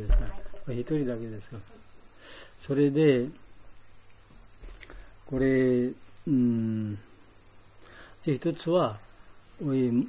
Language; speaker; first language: Japanese; non-native, learner; Bangla